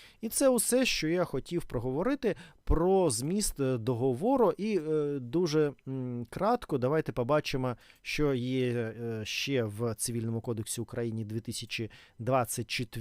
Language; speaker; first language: Ukrainian; non-native, learner; Russian